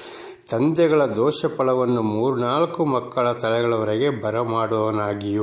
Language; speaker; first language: Kannada; native; Kannada